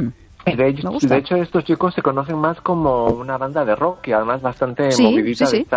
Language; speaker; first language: Spanish; native; Spanish